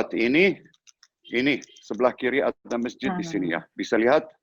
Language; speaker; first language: Indonesian; non-native, learner; Hebrew